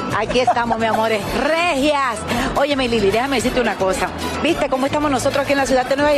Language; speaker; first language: Spanish; native; Spanish